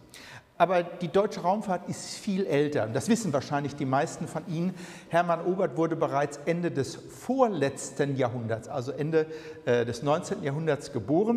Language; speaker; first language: German; native; German